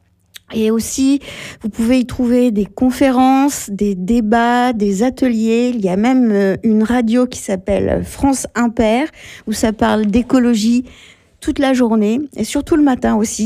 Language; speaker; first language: French; native; French